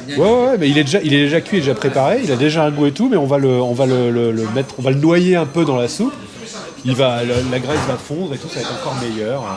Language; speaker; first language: French; native; French